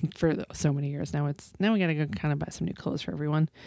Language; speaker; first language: English; native; English